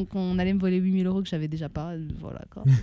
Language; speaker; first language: French; native; French